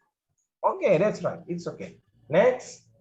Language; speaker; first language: English; non-native, learner; Indonesian